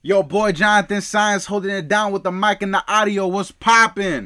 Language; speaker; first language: English; early bilingual, other home language; Spanish